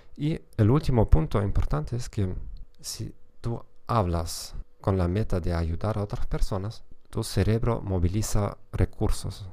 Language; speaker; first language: Spanish; non-native, fluent; German